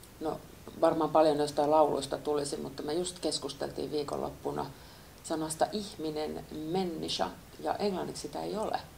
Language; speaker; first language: Finnish; native; Finnish